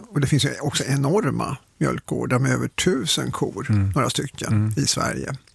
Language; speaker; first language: Swedish; native; Swedish